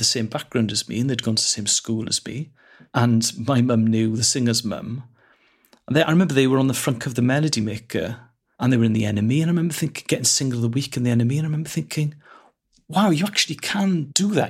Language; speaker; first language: English; non-native, local second language; Welsh